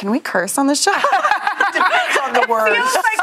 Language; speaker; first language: English; native; English